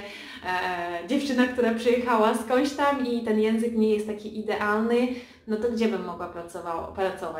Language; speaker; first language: Polish; early bilingual, heritage; Polish